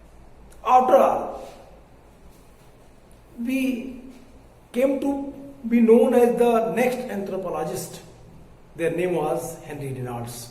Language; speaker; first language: English; non-native, local second language; Hindi